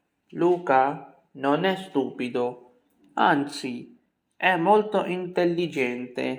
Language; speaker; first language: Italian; non-native, fluent; Urdu